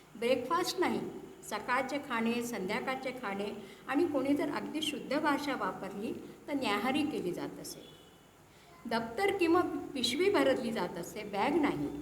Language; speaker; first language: Marathi; early bilingual, heritage; Marathi